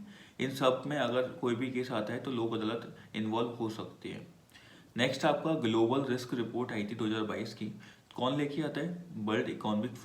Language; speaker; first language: Hindi; native; Hindi